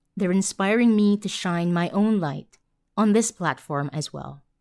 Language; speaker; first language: English; non-native, local second language; Filipino